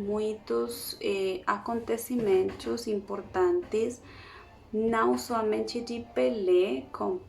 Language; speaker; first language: Portuguese; non-native, learner; Spanish